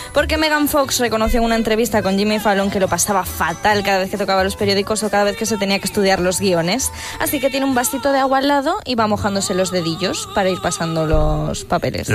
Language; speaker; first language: Spanish; native; Spanish